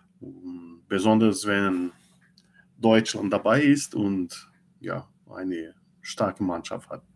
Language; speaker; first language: German; non-native, learner; Portuguese